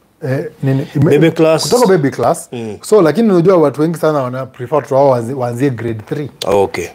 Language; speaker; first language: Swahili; native; Swahili